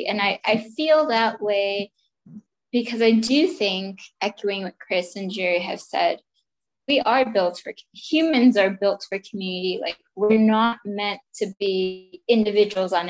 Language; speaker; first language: English; native; English